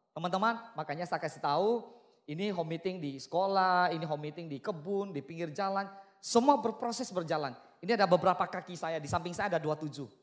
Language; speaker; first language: Indonesian; native; Indonesian